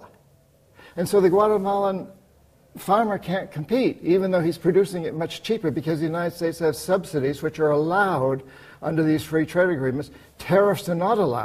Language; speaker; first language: English; native; English